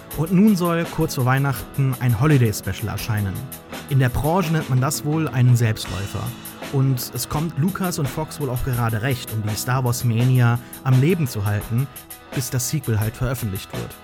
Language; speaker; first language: German; native; German